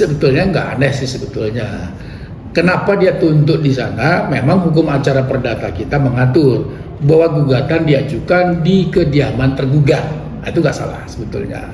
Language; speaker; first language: Indonesian; native; Indonesian